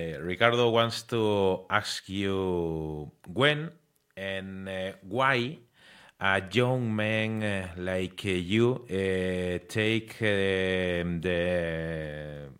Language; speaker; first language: English; non-native, learner; Spanish